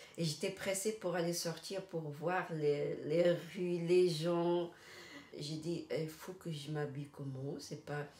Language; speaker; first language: French; non-native, local second language; Arabic